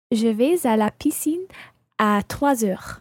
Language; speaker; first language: French; non-native, learner; English